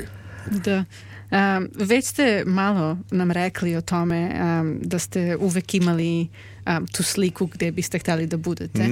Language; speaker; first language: Serbian; native; Serbian